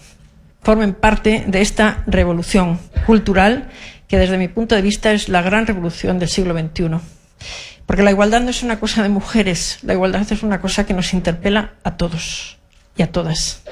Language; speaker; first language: Spanish; native; Spanish